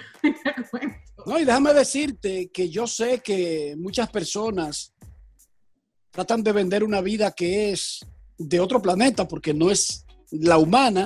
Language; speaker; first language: Spanish; native; Spanish